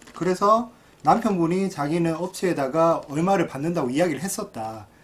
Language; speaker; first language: Korean; native; Korean